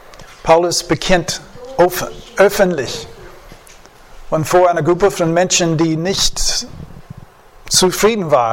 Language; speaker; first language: German; non-native, fluent; English